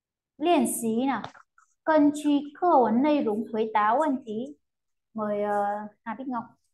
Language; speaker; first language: Chinese; non-native, fluent; Vietnamese